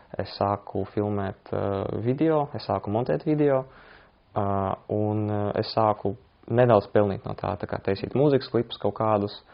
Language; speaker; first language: Latvian; non-native, local second language; Russian